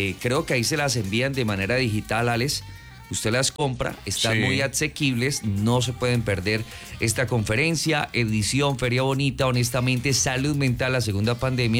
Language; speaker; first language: Spanish; native; Spanish